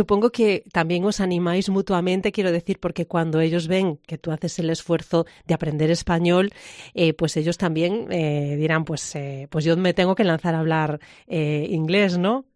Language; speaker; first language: Spanish; native; Spanish